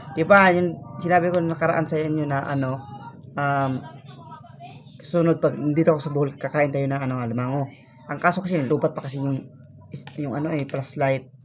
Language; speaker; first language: Filipino; non-native, local second language; Cebuano